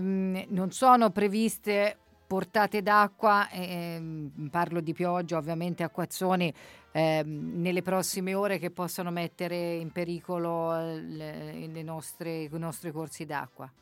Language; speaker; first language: Italian; native; Italian